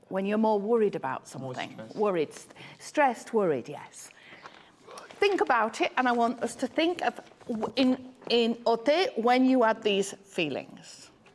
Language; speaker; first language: English; native; English